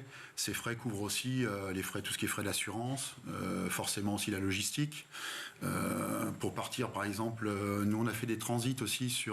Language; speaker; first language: French; native; French